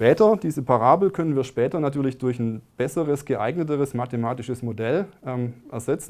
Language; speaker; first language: German; native; German